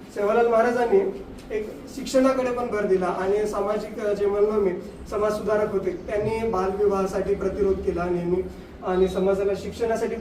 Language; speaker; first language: Marathi; non-native, local second language; Lambadi